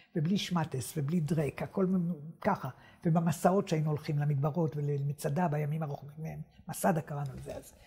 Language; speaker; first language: Hebrew; native; Hebrew